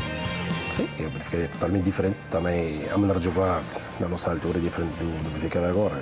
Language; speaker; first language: Portuguese; non-native, fluent; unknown